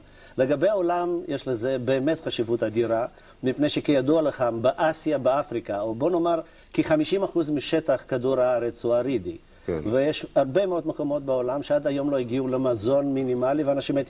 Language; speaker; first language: Hebrew; native; Hebrew